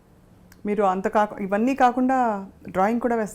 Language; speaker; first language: Telugu; native; Telugu